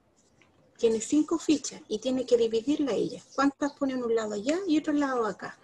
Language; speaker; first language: Spanish; native; Spanish